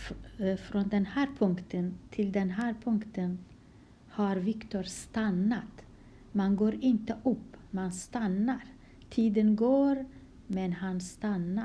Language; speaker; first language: Swedish; non-native, fluent; Kurdish